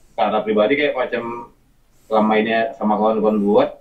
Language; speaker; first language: Indonesian; native; Indonesian